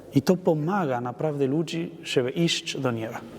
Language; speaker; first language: Polish; non-native, learner; Spanish